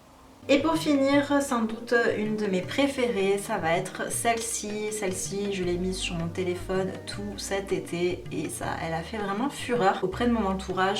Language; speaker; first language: French; native; French